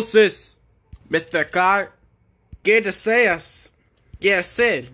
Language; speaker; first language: Spanish; non-native, learner; English